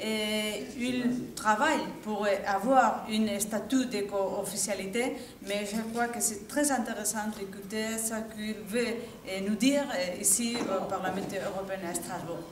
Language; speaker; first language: French; non-native, fluent; Basque